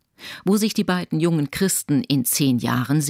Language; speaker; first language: German; native; German